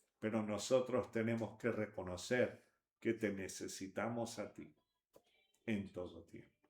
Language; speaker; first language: Spanish; native; Spanish